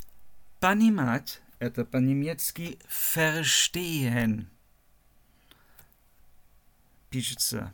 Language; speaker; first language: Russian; non-native, learner; German